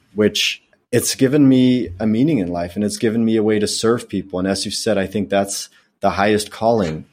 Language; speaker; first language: English; non-native, fluent; Dutch